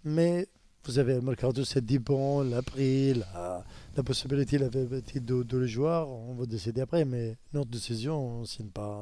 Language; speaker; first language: French; non-native, learner; Arabic